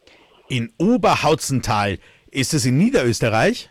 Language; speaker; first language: German; native; German